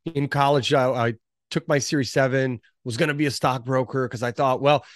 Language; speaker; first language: English; early bilingual, other home language; Portuguese